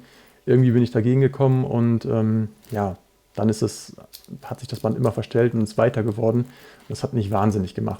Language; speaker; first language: German; native; German